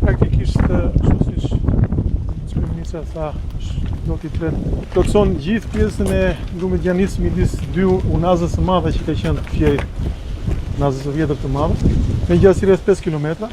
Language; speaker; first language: Albanian; native; Albanian